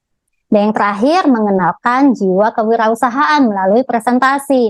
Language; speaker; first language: Indonesian; native; Indonesian